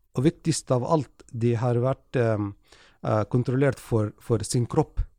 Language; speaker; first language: Norwegian; non-native, fluent; Arabic